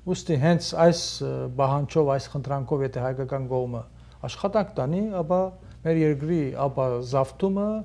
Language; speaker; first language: Armenian; early bilingual, heritage; Armenian